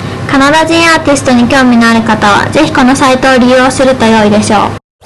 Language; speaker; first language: Japanese; native; Japanese